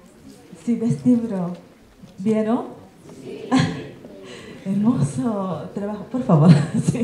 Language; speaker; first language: Spanish; non-native, learner; Japanese